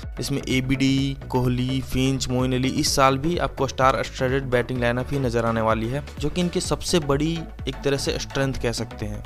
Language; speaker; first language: Hindi; native; Hindi